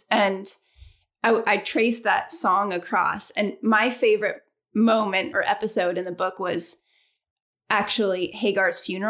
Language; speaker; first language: English; native; English